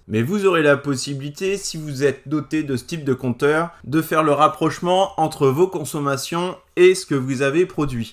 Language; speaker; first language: French; native; French